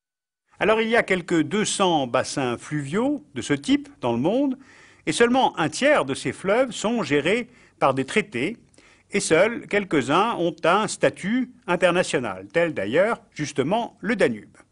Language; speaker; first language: French; native; French